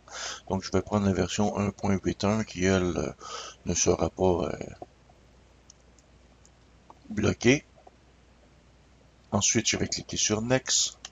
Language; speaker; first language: French; native; French